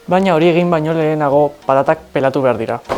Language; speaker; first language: Basque; non-native, local second language; Spanish